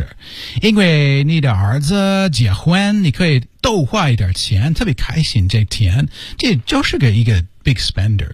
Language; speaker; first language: Chinese; non-native, learner; English